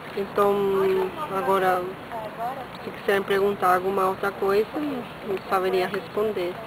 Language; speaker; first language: Portuguese; non-native, fluent; Spanish